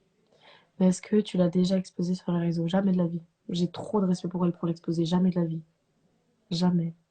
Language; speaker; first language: French; native; French